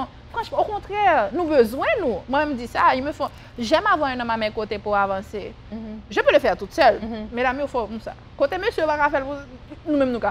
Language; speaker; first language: French; non-native, local second language; Haitian Creole